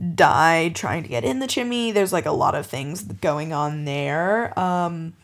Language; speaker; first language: English; native; English